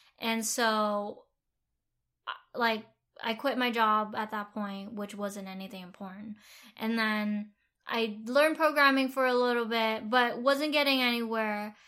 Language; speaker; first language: English; early bilingual, other home language; Vietnamese